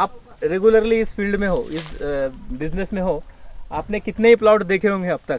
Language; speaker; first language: Hindi; non-native, local second language; Marathi